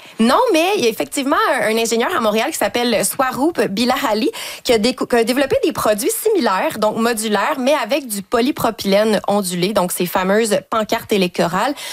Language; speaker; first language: French; native; French